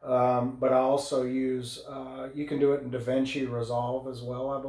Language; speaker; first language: English; native; English